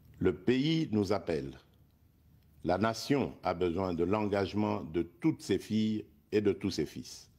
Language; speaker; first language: French; non-native, local second language; Luba-Lulua